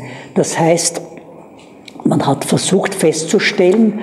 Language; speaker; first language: German; native; German